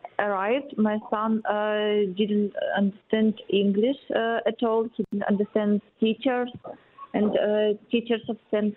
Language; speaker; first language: English; non-native, learner; Ukrainian